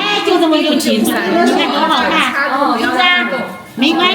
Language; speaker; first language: Chinese; native; Chinese